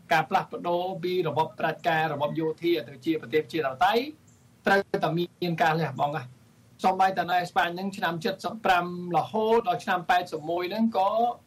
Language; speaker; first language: Khmer; early bilingual, heritage; Khmer